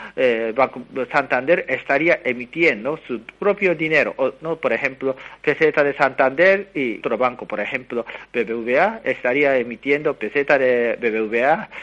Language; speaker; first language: Spanish; non-native, fluent; Japanese